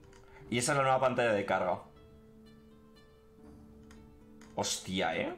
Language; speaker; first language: Spanish; native; Spanish